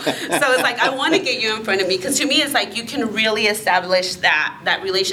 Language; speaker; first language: English; early bilingual, other home language; Spanish